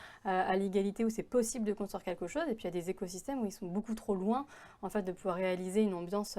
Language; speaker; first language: French; native; French